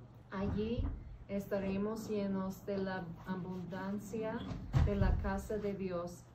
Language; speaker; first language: Spanish; early bilingual, heritage; English